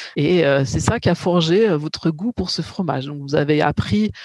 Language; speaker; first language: French; native; French